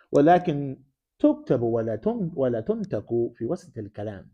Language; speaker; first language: Arabic; non-native, fluent; English